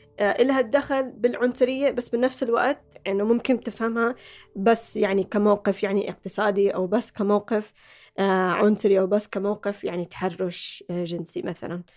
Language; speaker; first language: Arabic; early bilingual, other home language; Somali